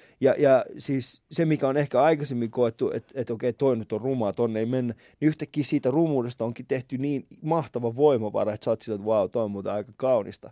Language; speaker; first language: Finnish; native; Finnish